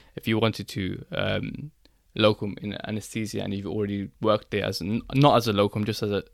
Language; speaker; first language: English; native; English